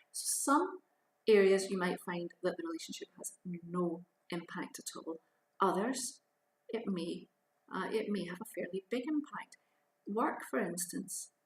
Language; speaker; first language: English; native; English